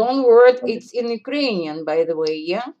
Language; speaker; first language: English; non-native, fluent; Russian